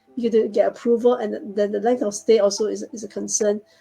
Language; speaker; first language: English; non-native, local second language; Chinese